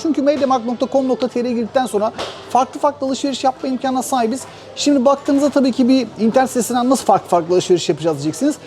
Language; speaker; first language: Turkish; native; Turkish